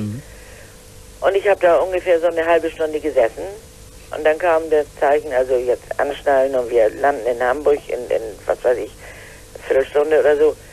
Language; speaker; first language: German; native; German